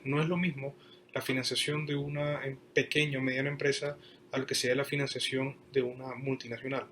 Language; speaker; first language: Spanish; native; Spanish